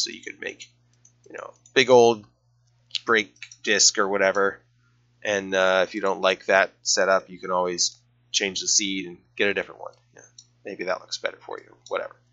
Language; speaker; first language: English; native; English